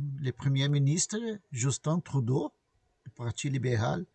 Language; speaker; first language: French; non-native, learner; Portuguese